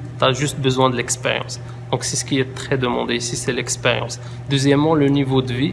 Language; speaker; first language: French; non-native, local second language; Arabic